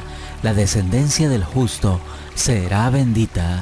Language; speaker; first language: Spanish; native; Spanish